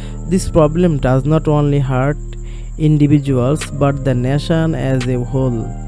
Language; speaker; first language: English; non-native, local second language; Bangla